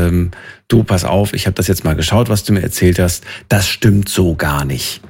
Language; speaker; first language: German; native; German